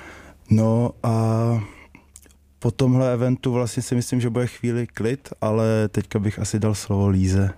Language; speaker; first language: Czech; native; Czech